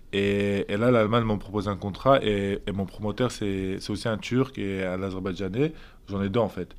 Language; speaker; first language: French; early bilingual, other home language; Azerbaijani